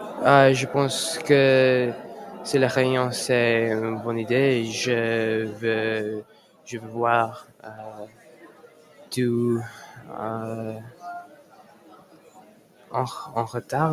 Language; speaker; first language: French; non-native, learner; English